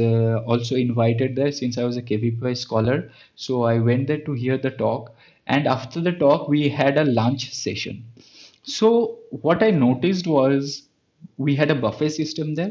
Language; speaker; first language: English; non-native, local second language; Bangla